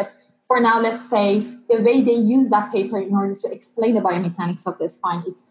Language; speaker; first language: English; non-native, fluent; Persian